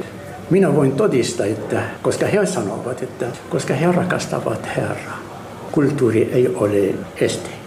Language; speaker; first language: Finnish; non-native, fluent; Arabic